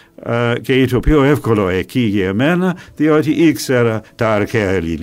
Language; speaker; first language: Greek; non-native, fluent; English